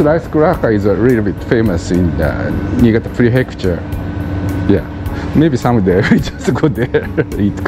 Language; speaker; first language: English; non-native, learner; Japanese